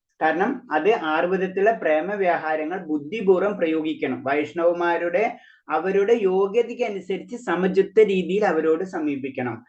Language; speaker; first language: Malayalam; native; Malayalam